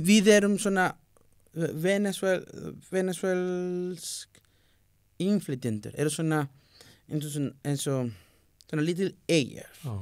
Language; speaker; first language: Icelandic; non-native, learner; Spanish